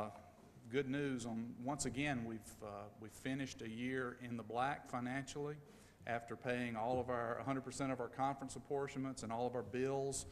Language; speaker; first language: English; native; English